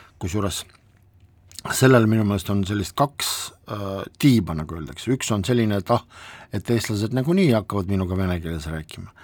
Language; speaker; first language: Estonian; non-native, local second language; Russian